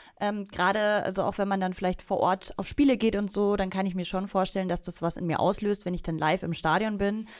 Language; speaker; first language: German; native; German